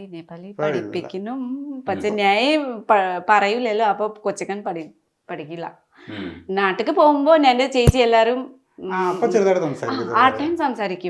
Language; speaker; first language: Malayalam; non-native, fluent; Nepali